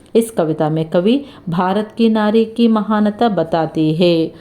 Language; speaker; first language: Hindi; non-native, local second language; Telugu